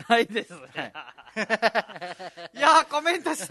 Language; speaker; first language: Japanese; non-native, fluent; Nepali